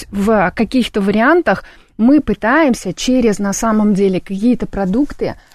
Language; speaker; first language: Russian; native; Russian